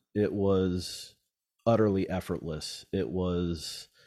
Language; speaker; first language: English; native; English